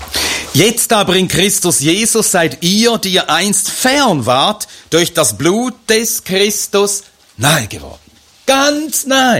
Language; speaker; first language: German; native; German